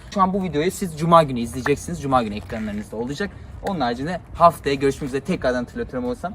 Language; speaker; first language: Turkish; native; Turkish